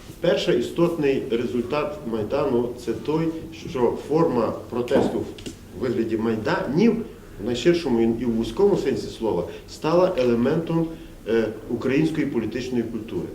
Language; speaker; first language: Ukrainian; native; Ukrainian